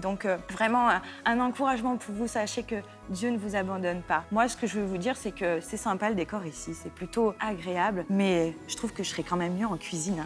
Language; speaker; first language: French; native; French